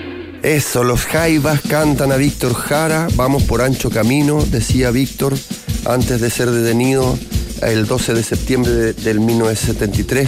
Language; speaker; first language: Spanish; native; Spanish